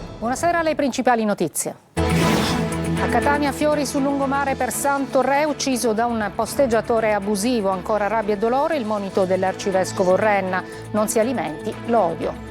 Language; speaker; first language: Italian; native; Italian